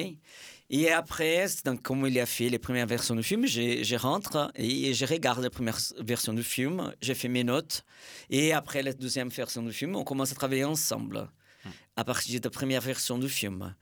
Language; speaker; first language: French; non-native, fluent; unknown